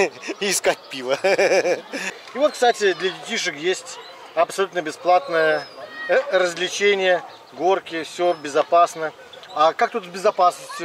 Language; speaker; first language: Russian; native; Russian